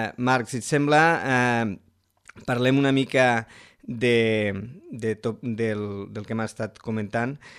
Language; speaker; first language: Catalan; native; Catalan